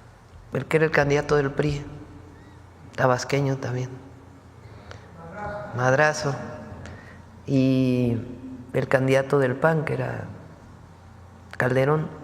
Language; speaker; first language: Spanish; native; Spanish